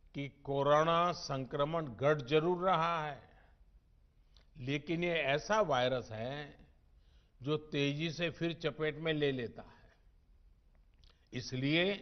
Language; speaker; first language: Hindi; non-native, local second language; Gujarati